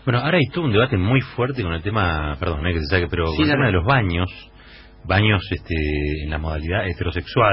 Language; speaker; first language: Spanish; native; Spanish